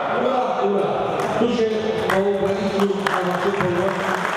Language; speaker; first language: Polish; non-native, learner; Ukrainian